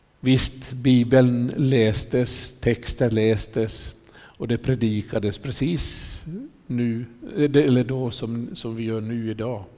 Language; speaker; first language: Swedish; native; Swedish